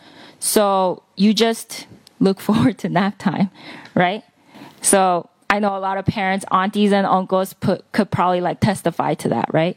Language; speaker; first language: English; early bilingual, other home language; Korean